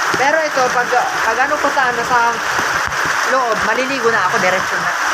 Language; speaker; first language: Filipino; native; Filipino